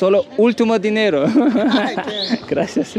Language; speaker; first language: Spanish; non-native, learner; Turkish